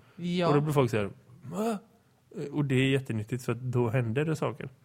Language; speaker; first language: Swedish; native; Swedish